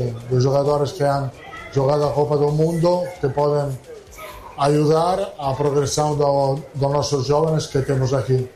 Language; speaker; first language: Portuguese; non-native, fluent; Italian